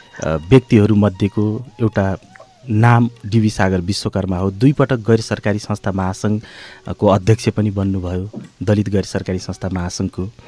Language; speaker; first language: Nepali; native; Nepali